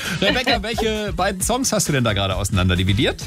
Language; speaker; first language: German; native; German